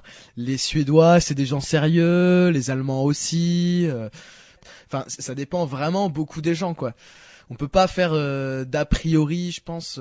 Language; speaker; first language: French; native; French